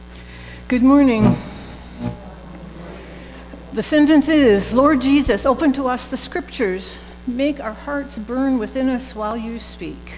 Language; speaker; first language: English; native; English